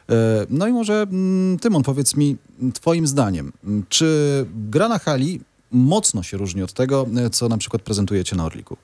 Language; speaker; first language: Polish; native; Polish